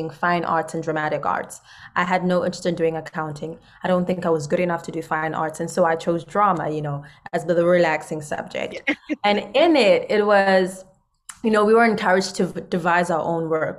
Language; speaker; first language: English; non-native, local second language; Zulu